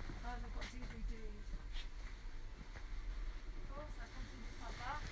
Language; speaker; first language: French; non-native, fluent; English